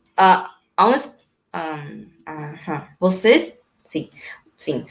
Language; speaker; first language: Portuguese; non-native, learner; Spanish